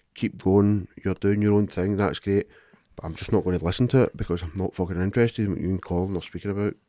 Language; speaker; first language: English; native; English